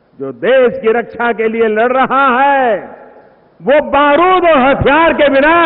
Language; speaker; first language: Hindi; non-native, local second language; Gujarati